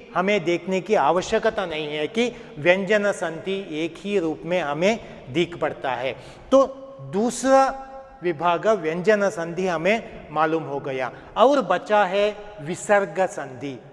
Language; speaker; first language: Hindi; non-native, local second language; Kannada